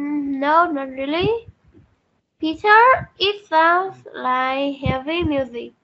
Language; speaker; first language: English; non-native, learner; Vietnamese